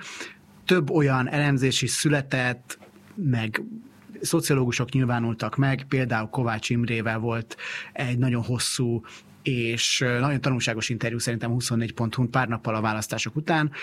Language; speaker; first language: Hungarian; native; Hungarian